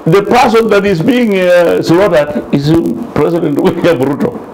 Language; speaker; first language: English; non-native, local second language; Swahili